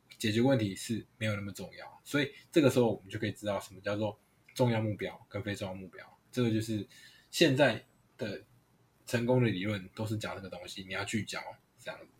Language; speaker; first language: Chinese; non-native, local second language; Hakka Chinese